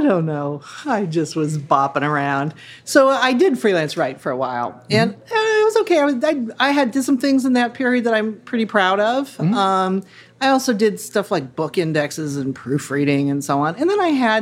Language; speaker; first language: English; native; English